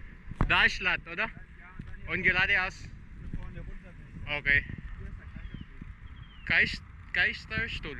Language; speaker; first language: German; non-native, learner; Filipino